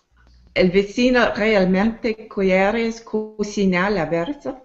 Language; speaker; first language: Spanish; non-native, learner; English